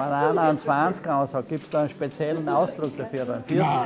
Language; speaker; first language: German; native; German